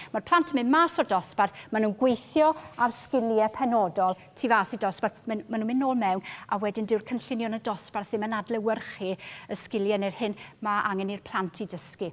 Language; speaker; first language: Welsh; native; Welsh